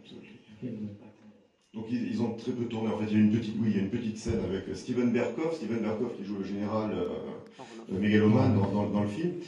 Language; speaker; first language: French; native; French